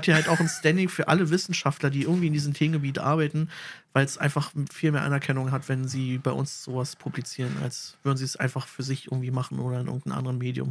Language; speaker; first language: German; native; German